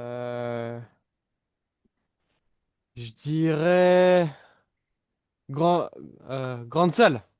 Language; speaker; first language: French; native; French